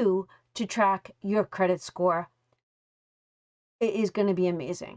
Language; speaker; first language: English; native; English